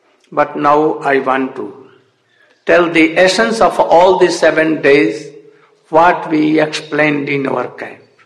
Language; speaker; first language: English; non-native, local second language; Hindi